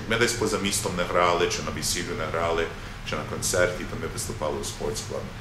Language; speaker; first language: Ukrainian; early bilingual, other home language; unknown